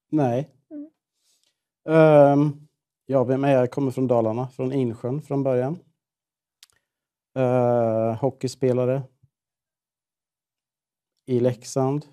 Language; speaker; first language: Swedish; native; Swedish